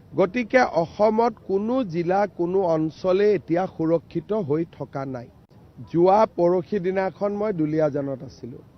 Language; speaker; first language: Assamese; native; Assamese